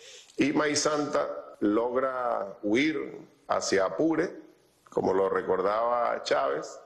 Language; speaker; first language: Spanish; native; Spanish